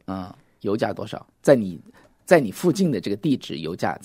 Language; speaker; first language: Chinese; native; Chinese